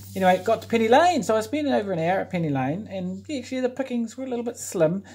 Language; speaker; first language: English; native; English